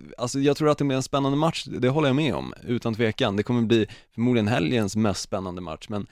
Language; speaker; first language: Swedish; native; Swedish